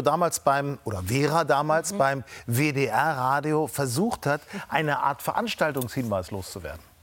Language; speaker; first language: German; native; German